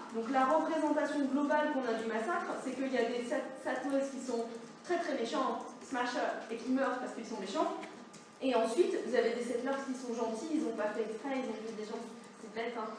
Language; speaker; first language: French; native; French